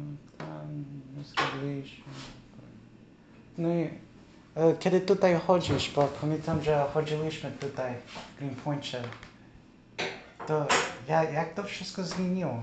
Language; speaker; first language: Polish; early bilingual, heritage; English